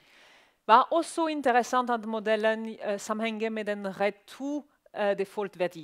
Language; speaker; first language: Norwegian; non-native, learner; French